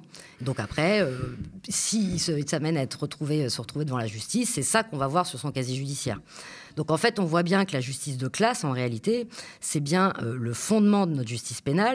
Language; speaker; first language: French; native; French